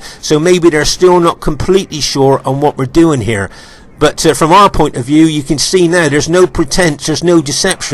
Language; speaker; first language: English; native; English